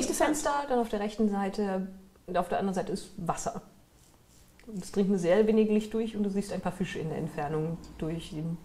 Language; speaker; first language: German; native; German